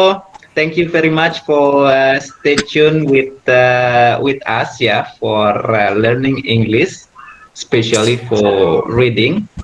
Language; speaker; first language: English; non-native, fluent; Indonesian